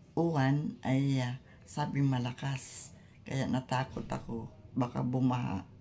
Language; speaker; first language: Filipino; non-native, local second language; Masbatenyo